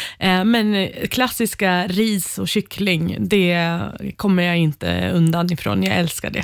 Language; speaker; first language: Swedish; early bilingual, other home language; Central Kurdish